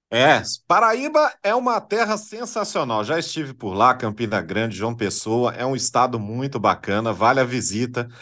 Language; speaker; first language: Portuguese; native; Portuguese